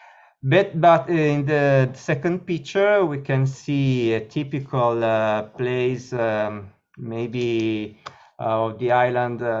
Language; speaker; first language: English; non-native, learner; Italian